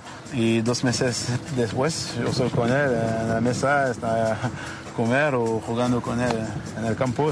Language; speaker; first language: Spanish; non-native, learner; French